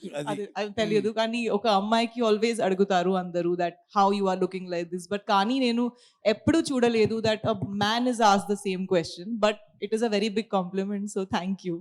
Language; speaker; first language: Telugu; non-native, local second language; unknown